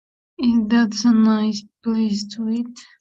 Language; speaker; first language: English; non-native, learner; Spanish